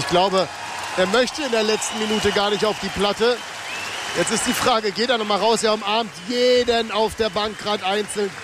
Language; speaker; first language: German; native; German